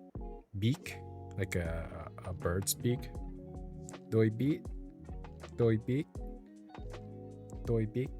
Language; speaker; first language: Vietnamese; non-native, learner; English